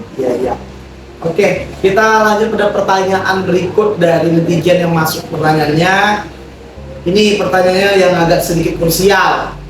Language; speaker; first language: Indonesian; native; Indonesian